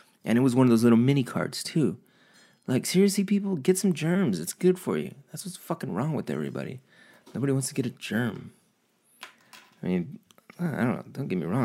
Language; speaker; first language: English; early bilingual, other home language; Spanish